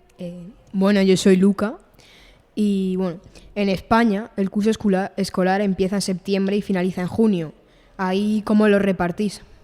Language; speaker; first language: Spanish; native; Spanish